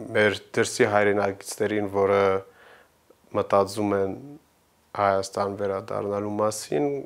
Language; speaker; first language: Armenian; early bilingual, heritage; Armenian